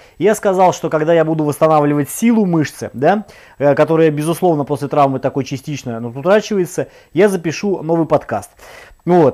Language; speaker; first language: Russian; native; Russian